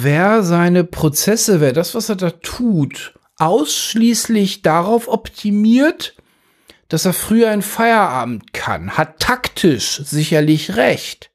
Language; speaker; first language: German; native; German